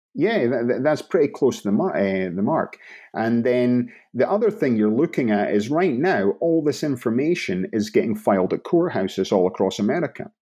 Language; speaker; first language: English; native; English